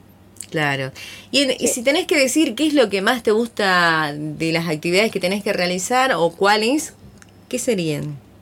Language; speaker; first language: Spanish; native; Spanish